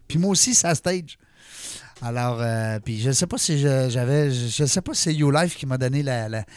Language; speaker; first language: French; native; French